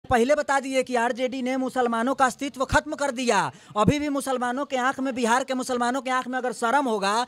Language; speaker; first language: Hindi; native; Hindi